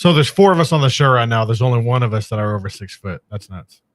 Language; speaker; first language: English; native; English